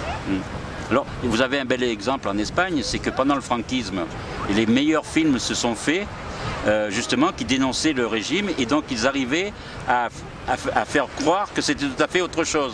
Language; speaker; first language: French; native; French